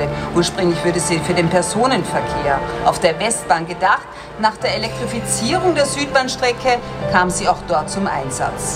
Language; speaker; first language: German; native; German